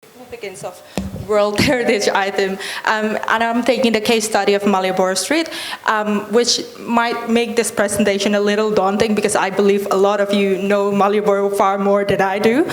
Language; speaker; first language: English; non-native, fluent; Indonesian